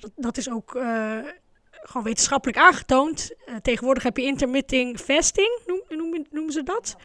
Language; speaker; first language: Dutch; early bilingual, other home language; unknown